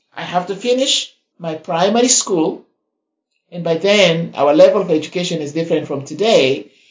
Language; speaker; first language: English; non-native, fluent; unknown